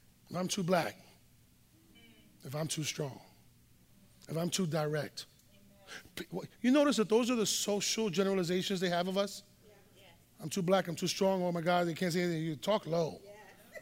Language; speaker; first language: English; early bilingual, other home language; Spanish